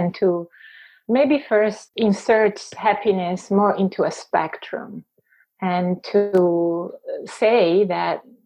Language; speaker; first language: English; non-native, fluent; Italian